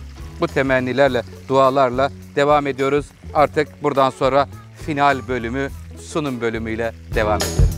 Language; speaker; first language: Turkish; native; Turkish